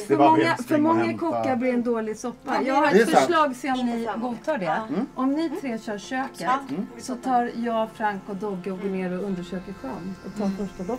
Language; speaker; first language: Swedish; native; Swedish